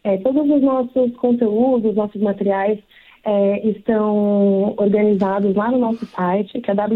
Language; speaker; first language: Portuguese; native; Portuguese